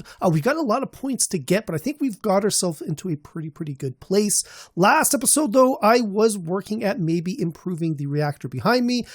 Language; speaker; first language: English; native; English